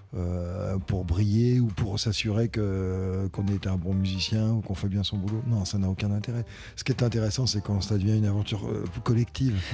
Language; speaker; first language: French; native; French